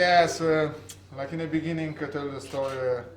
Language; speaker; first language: English; non-native, fluent; Polish